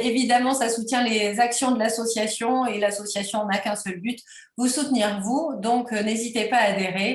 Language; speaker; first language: French; native; French